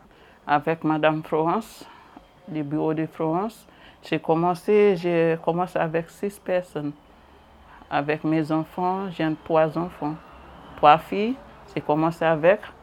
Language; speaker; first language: French; non-native, learner; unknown